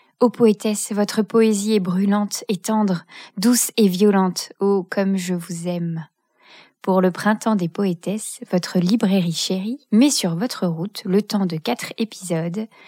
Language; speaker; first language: French; native; French